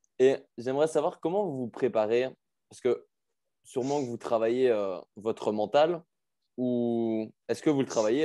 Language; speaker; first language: French; native; French